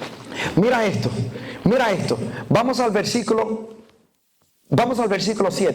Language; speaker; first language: Spanish; native; Spanish